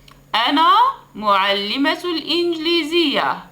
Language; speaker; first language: Arabic; native; Arabic